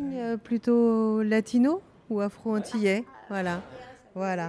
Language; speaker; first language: French; native; French